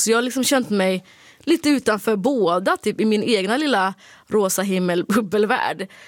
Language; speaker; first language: Swedish; early bilingual, other home language; Somali